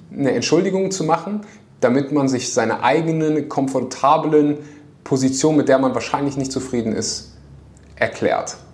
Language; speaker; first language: German; native; German